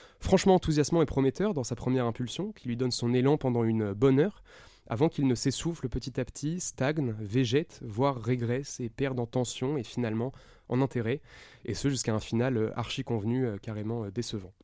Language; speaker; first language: French; native; French